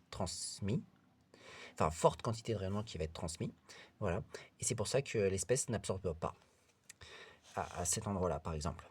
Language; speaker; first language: French; native; French